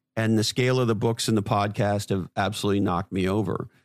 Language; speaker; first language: English; native; English